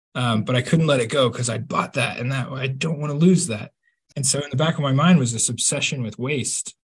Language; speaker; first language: English; native; English